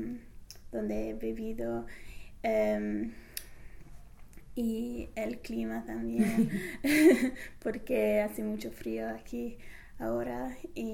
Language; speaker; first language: Spanish; non-native, fluent; English